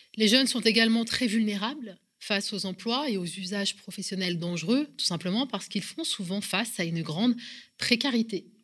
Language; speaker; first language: French; native; French